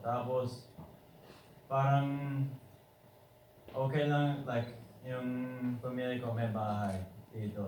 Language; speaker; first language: Filipino; early bilingual, heritage; Filipino